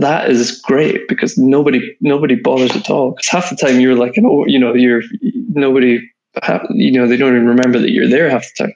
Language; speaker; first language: English; native; English